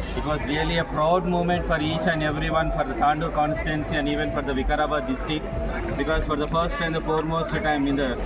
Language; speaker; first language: English; non-native, local second language; Telugu